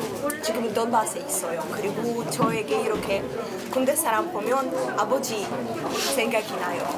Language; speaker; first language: Korean; non-native, learner; Ukrainian